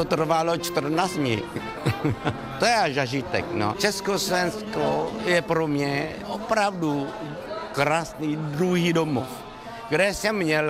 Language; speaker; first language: Czech; non-native, fluent; Vietnamese